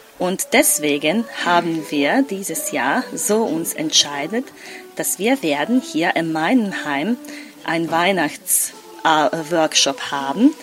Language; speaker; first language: German; non-native, local second language; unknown